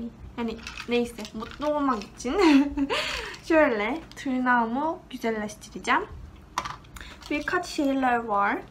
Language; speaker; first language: Turkish; non-native, fluent; Korean